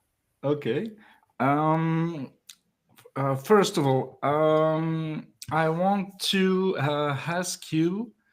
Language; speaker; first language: English; non-native, learner; French